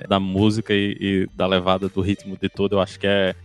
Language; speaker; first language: Portuguese; native; Portuguese